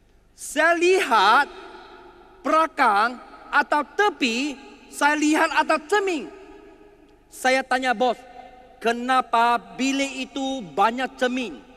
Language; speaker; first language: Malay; non-native, learner; Chinese